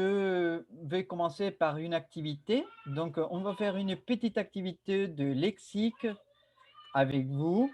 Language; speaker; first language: French; non-native, fluent; Spanish